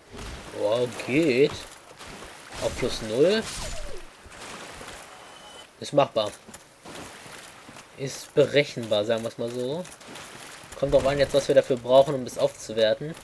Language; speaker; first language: German; native; German